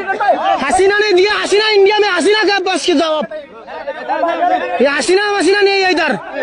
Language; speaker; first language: Hindi; non-native, learner; Bangla